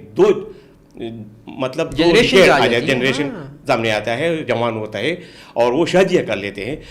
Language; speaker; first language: Urdu; non-native, local second language; Pashto